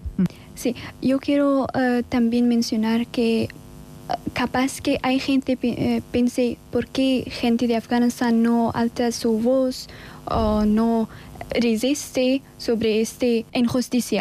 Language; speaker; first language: Spanish; non-native, learner; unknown